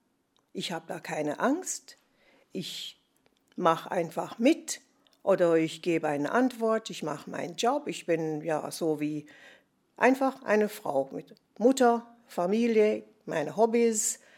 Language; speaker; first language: German; non-native, fluent; English